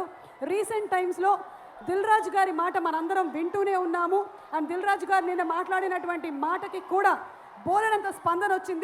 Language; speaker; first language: Telugu; native; Telugu